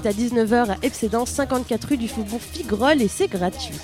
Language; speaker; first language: French; native; French